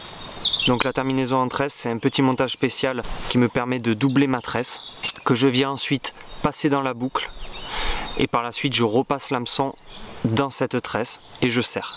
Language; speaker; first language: French; native; French